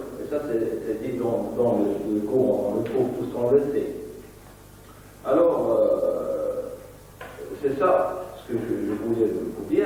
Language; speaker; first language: French; non-native, local second language; Arabic